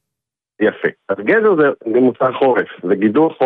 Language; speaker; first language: Hebrew; native; Hebrew